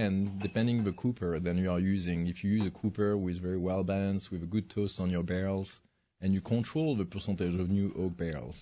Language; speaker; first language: English; non-native, fluent; French